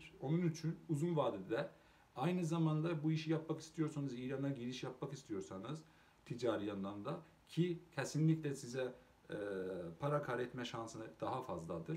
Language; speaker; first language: Turkish; non-native, local second language; Azerbaijani